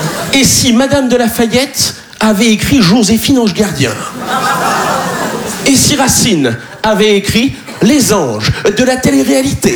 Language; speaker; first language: French; native; French